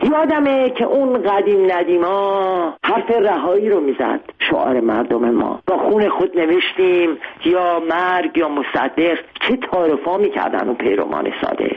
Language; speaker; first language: Persian; non-native, local second language; Armenian